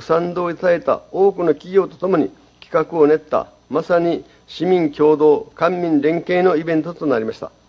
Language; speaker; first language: Japanese; native; Japanese